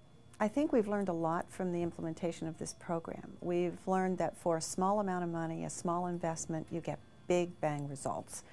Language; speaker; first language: English; native; English